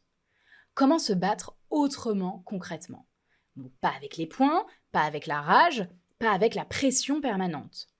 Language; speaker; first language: French; native; French